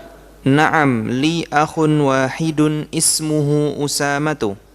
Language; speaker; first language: Arabic; non-native, fluent; Indonesian